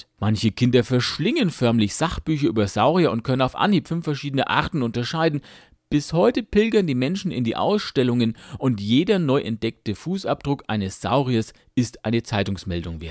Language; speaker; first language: German; native; German